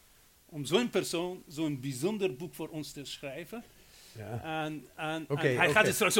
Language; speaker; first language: Dutch; non-native, fluent; Persian